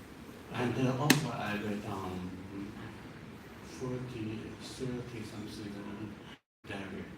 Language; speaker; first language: English; non-native, learner; Chinese